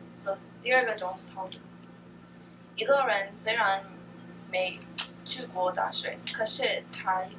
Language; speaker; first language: Chinese; non-native, learner; English